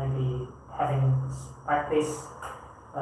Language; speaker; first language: English; non-native, fluent; Indonesian